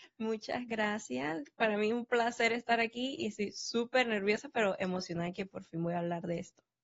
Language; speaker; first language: Spanish; native; Spanish